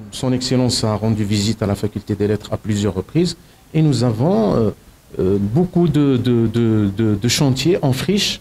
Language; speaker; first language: French; non-native, local second language; Arabic